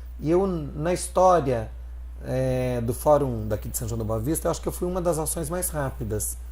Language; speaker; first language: Portuguese; native; Portuguese